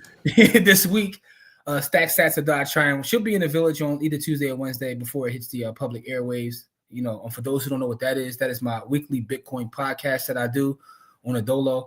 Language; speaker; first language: English; native; English